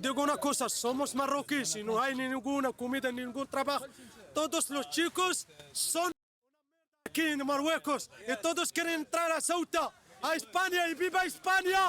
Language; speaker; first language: Spanish; non-native, learner; Arabic